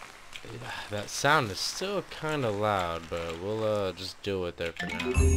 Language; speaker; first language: English; native; English